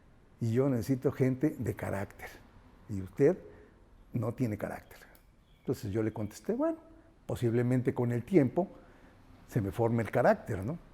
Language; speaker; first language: Spanish; native; Spanish